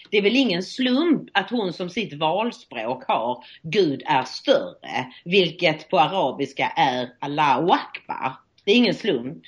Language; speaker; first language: Swedish; native; Swedish